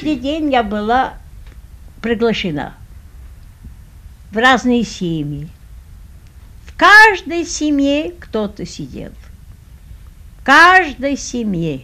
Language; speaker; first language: Russian; early bilingual, heritage; Russian